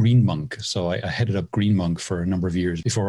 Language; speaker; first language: English; native; English